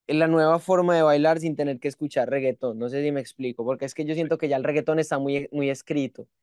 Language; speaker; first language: Spanish; native; Spanish